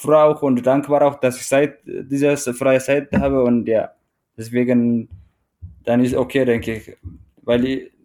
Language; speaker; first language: German; non-native, fluent; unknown